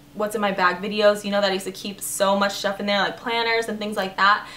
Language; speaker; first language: English; native; English